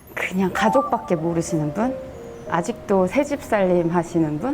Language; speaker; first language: Korean; native; Korean